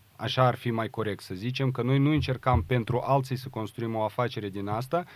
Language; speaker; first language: Romanian; non-native, local second language; Russian